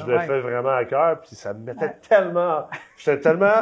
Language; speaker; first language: French; native; French